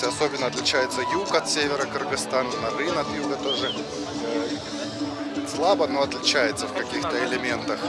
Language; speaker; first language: Russian; native; Russian